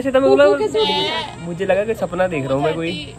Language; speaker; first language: Hindi; native; Hindi